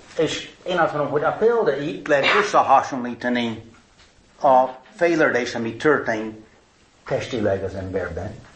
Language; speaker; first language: Hungarian; non-native, fluent; English